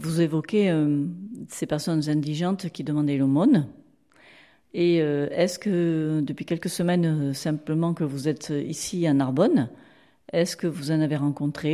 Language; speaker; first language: French; native; French